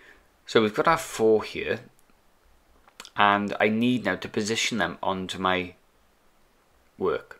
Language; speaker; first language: English; native; English